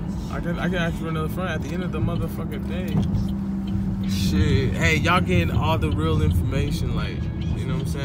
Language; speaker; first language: English; early bilingual, other home language; Spanish